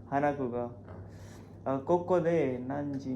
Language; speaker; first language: Japanese; non-native, learner; Hindi